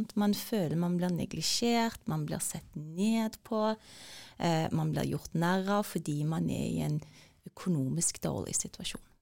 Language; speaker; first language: Norwegian; early bilingual, other home language; Turkish